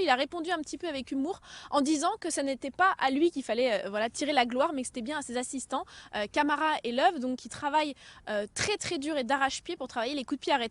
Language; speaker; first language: French; native; French